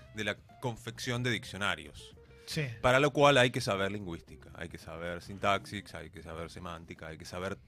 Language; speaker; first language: Spanish; native; Spanish